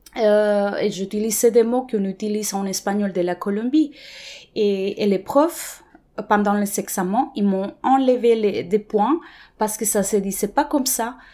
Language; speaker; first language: French; non-native, fluent; Spanish